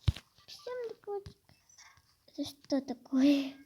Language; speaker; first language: Russian; non-native, local second language; Kazakh